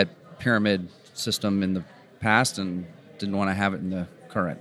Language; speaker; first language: English; native; English